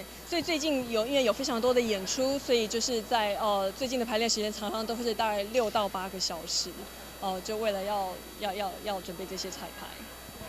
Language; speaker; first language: Chinese; native; Chinese